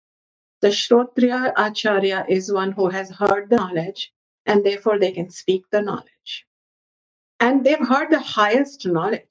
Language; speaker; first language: English; non-native, local second language; Hindi